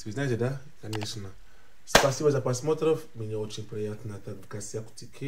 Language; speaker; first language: Russian; non-native, learner; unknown